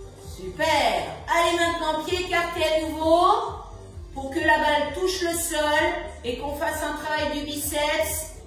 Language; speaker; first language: French; native; French